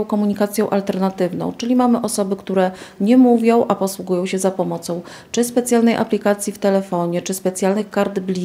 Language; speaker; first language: Polish; native; Polish